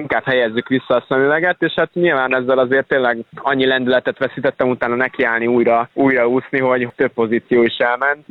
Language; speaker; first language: Hungarian; native; Hungarian